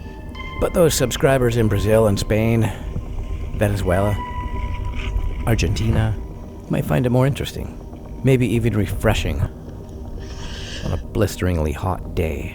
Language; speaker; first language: English; native; English